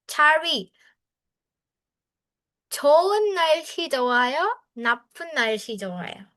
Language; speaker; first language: Korean; non-native, fluent; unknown